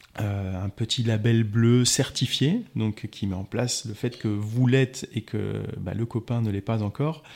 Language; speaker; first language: French; native; French